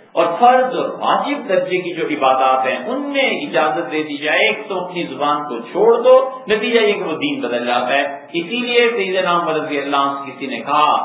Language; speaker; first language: Urdu; native; Urdu